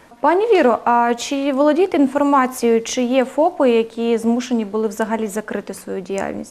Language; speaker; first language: Ukrainian; native; Ukrainian